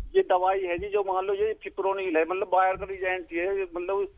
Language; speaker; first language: Hindi; native; Hindi